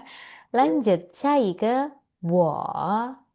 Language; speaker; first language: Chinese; non-native, fluent; Indonesian